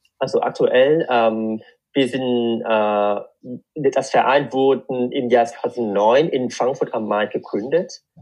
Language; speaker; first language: German; non-native, fluent; Vietnamese